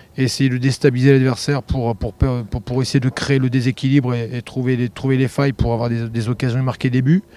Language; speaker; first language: French; native; French